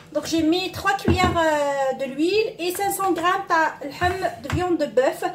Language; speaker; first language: French; non-native, local second language; Arabic